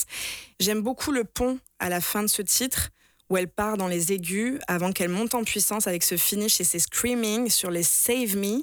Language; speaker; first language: French; native; French